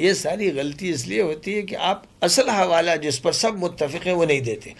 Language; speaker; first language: Urdu; native; Urdu